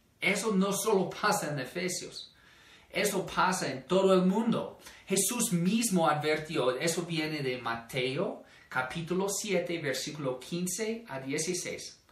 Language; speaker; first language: Spanish; non-native, fluent; English